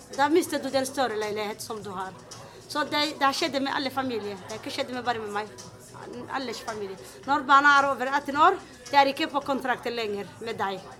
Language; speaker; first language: Norwegian; non-native, fluent; Somali